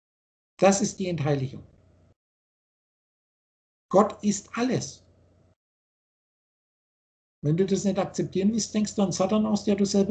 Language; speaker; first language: German; native; German